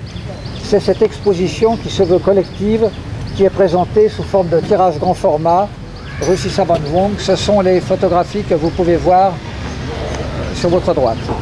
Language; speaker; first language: French; native; French